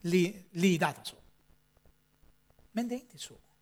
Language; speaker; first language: Swedish; non-native, fluent; Armenian